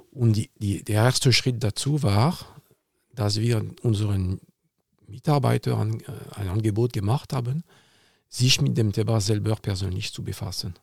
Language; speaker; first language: German; non-native, fluent; French